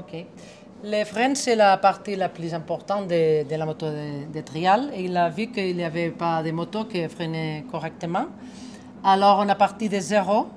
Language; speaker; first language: French; non-native, fluent; Spanish